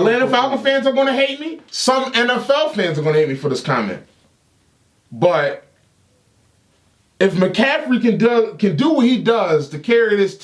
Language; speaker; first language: English; native; English